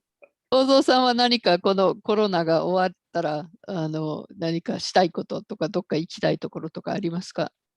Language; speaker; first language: Japanese; non-native, fluent; English